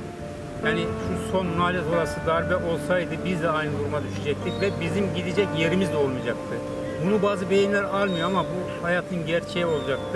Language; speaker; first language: Turkish; native; Turkish